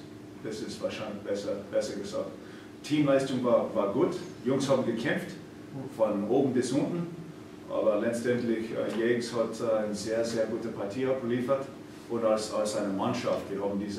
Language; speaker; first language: German; non-native, fluent; English